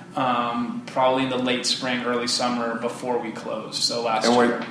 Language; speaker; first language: English; native; English